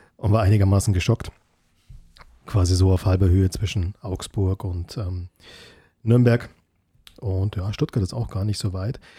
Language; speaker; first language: German; native; German